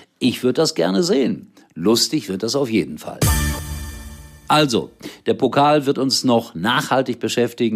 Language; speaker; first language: German; native; German